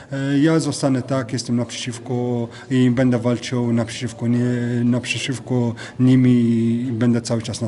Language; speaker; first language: Polish; non-native, fluent; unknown